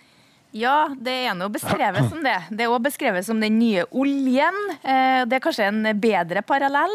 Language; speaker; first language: Norwegian; native; Norwegian